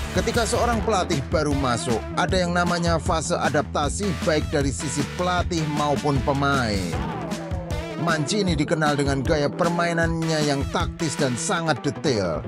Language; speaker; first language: Indonesian; native; Indonesian